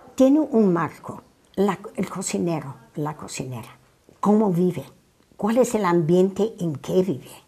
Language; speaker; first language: Spanish; non-native, fluent; English